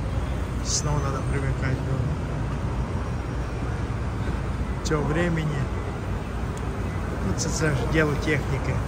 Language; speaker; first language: Russian; non-native, local second language; Ukrainian